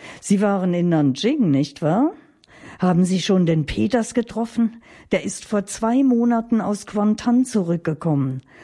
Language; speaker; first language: German; native; German